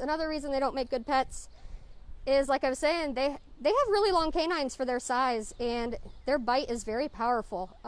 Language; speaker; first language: English; native; English